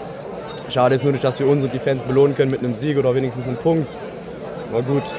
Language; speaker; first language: German; native; German